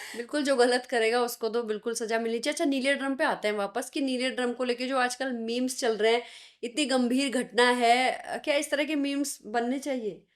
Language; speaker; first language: Hindi; native; Hindi